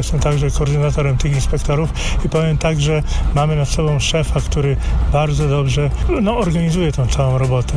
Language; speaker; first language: Polish; native; Polish